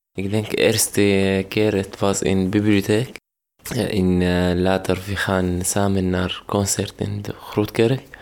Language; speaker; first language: Dutch; non-native, learner; Arabic